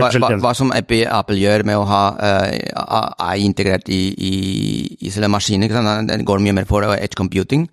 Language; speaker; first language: Norwegian; non-native, fluent; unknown